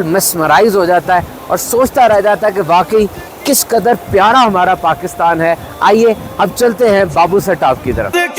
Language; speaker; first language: Urdu; native; Urdu